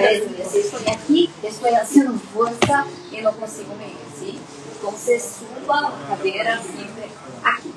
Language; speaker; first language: Spanish; non-native, learner; Portuguese